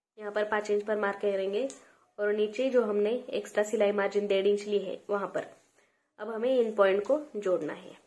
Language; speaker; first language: Hindi; non-native, local second language; Marathi